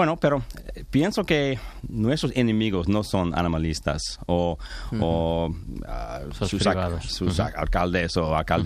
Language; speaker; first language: Spanish; non-native, learner; English